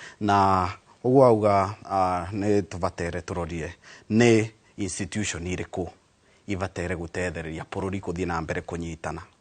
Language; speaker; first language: Kikuyu; non-native, local second language; Embu